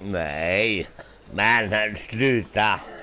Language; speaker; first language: Swedish; non-native, local second language; Finnish